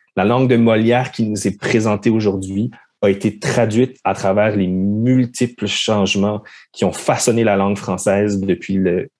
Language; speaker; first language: French; native; French